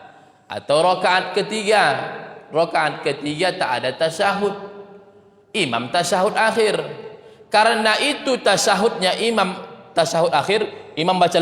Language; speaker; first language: Indonesian; native; Indonesian